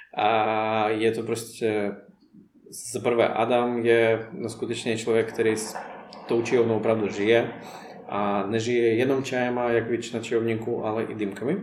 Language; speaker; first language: Czech; non-native, fluent; Russian